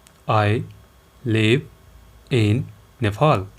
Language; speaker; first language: English; non-native, local second language; Nepali